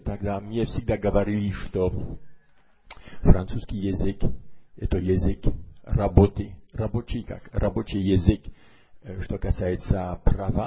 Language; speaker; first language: Russian; non-native, fluent; French